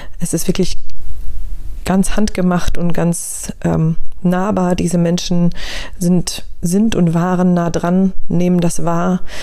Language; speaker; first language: German; native; German